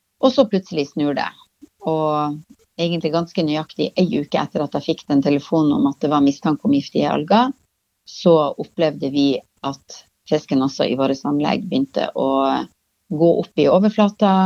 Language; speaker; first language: Norwegian; native; Norwegian